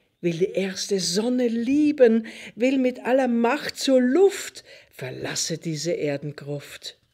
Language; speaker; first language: German; native; German